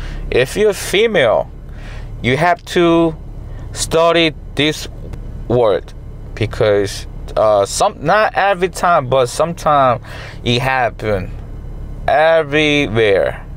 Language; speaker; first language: English; non-native, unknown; Korean